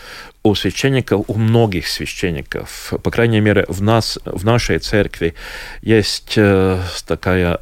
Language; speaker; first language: Russian; non-native, local second language; Latvian